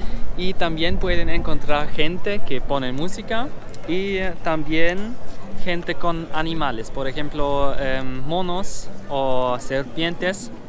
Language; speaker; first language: Spanish; non-native, learner; German